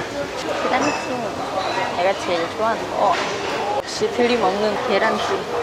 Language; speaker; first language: Korean; non-native, learner; Vietnamese